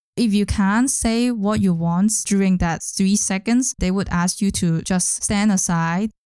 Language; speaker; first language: English; non-native, local second language; Cantonese